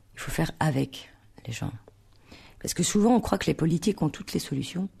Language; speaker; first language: French; native; French